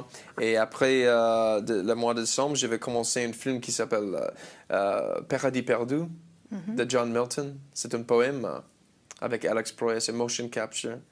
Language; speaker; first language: French; non-native, learner; English